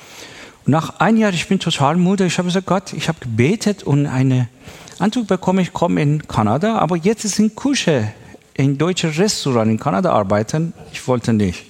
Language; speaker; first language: German; non-native, learner; Persian